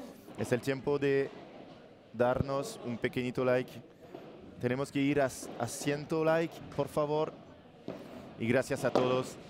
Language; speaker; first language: Spanish; non-native, learner; French